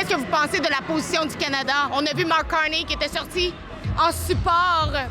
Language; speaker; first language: French; native; French